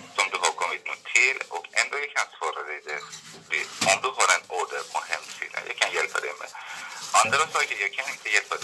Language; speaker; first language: Swedish; non-native, learner; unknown